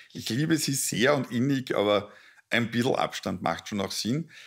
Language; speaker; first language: German; native; German